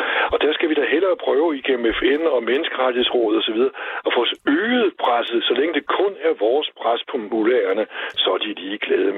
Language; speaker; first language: Danish; native; Danish